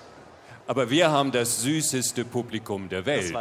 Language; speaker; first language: German; native; German